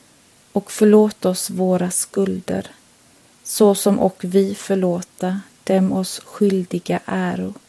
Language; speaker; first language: Swedish; native; Swedish